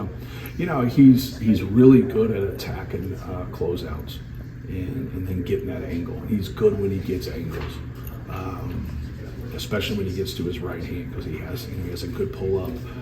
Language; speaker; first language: English; native; English